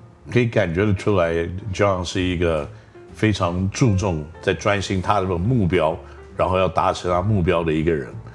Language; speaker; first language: Chinese; native; Chinese